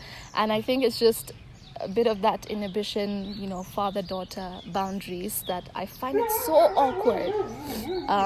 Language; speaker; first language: English; non-native, local second language; Tamil